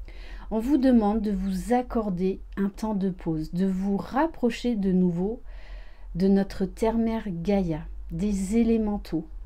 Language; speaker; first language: French; native; French